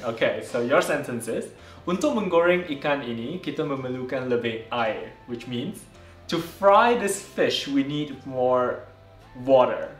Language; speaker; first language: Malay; non-native, local second language; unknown